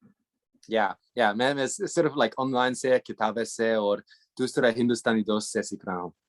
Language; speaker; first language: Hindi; non-native, learner; English